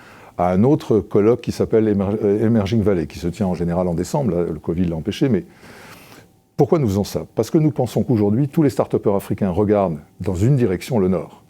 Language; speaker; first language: French; native; French